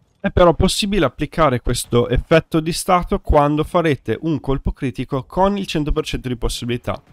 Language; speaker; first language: Italian; native; Italian